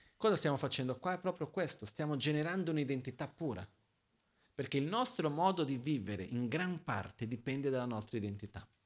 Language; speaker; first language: Italian; non-native, fluent; Portuguese